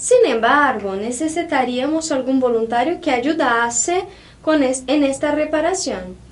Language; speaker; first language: Spanish; non-native, fluent; Portuguese